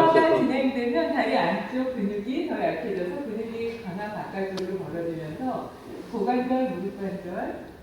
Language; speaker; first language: Korean; native; Korean